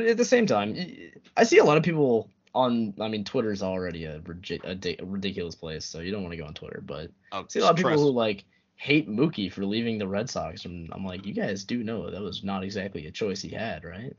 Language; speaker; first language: English; native; English